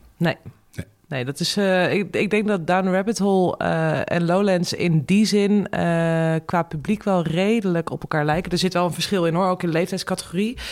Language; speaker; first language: Dutch; native; Dutch